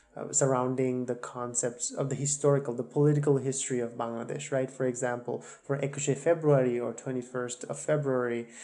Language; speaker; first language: English; non-native, fluent; Bangla